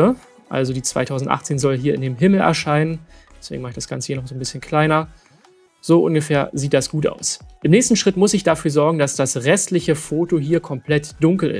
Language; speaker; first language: German; native; German